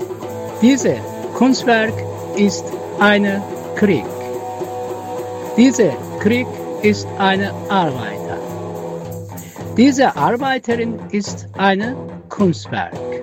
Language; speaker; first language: German; non-native, learner; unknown